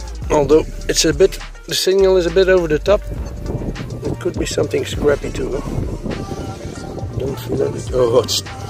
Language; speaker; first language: English; non-native, fluent; Dutch